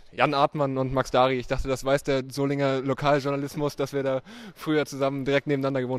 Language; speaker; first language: German; native; German